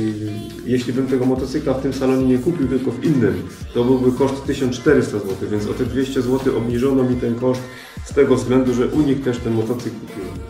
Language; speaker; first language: Polish; native; Polish